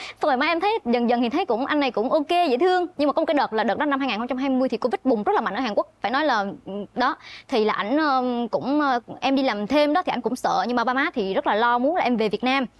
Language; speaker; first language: Vietnamese; native; Vietnamese